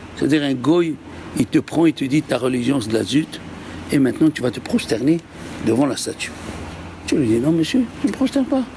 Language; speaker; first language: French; native; French